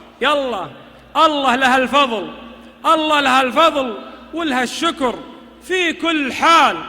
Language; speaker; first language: Arabic; native; Arabic